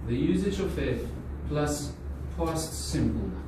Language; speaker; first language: English; non-native, fluent; Albanian